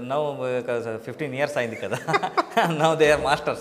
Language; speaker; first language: Telugu; non-native, learner; Kannada